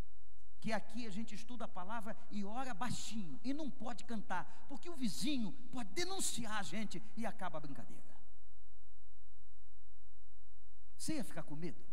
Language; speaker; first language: Portuguese; native; Portuguese